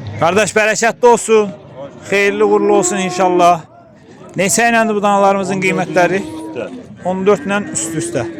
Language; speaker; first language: Azerbaijani; native; Azerbaijani